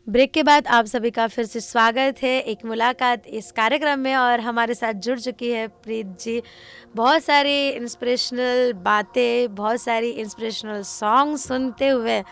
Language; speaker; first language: Hindi; non-native, local second language; Marathi